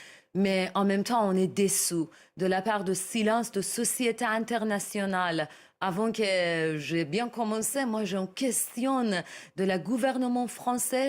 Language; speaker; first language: French; non-native, learner; Persian